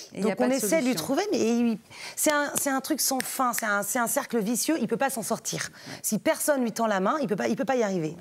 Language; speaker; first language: French; native; French